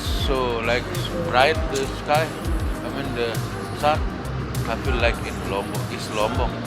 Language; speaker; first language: English; non-native, learner; Indonesian